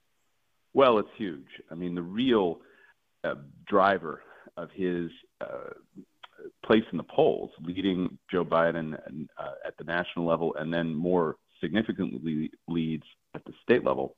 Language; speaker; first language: English; native; English